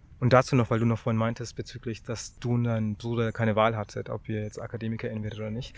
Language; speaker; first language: German; early bilingual, other home language; Tamil